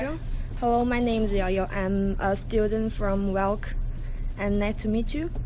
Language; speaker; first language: English; non-native, learner; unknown